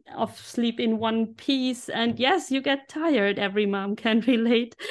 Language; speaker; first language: English; non-native, fluent; German